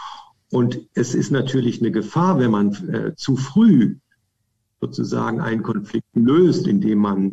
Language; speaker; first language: German; native; German